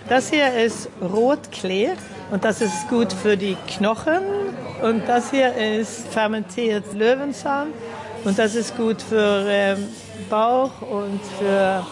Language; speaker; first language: German; early bilingual, heritage; Swedish